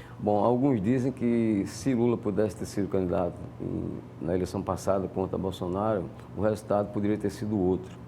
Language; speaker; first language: Portuguese; native; Portuguese